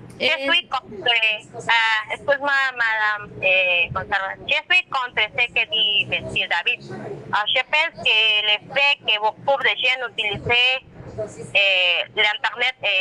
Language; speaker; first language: French; non-native, learner; Spanish